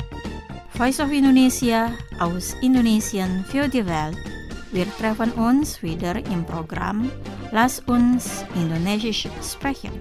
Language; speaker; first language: German; non-native, fluent; Indonesian